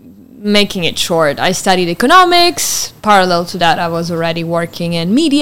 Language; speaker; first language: English; non-native, fluent; Italian